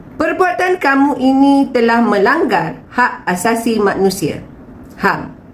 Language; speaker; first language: Malay; native; Malay